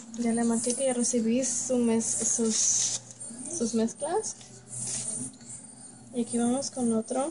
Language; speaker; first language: Spanish; early bilingual, heritage; Spanish